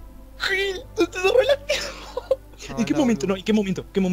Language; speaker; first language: Spanish; native; Spanish